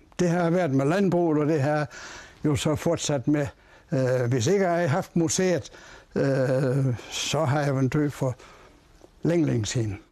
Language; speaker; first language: Danish; native; Danish